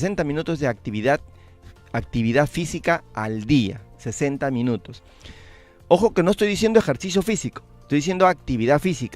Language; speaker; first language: Spanish; native; Spanish